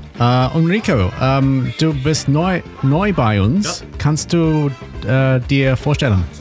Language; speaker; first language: German; non-native, learner; English